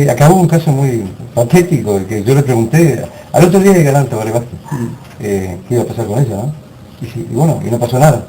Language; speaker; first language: Spanish; native; Spanish